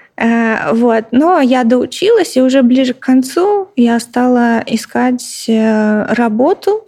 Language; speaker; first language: Russian; native; Russian